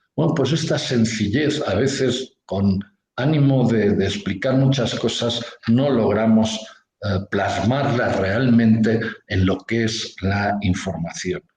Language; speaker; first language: Spanish; non-native, local second language; Catalan